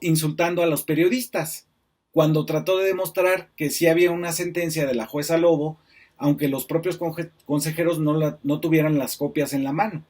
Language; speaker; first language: Spanish; native; Spanish